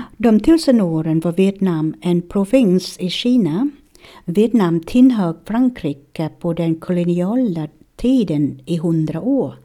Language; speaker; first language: Swedish; non-native, fluent; Vietnamese